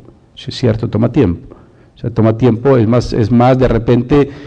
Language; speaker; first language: Spanish; native; Spanish